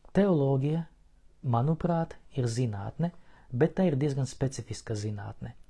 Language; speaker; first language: Latvian; non-native, local second language; Russian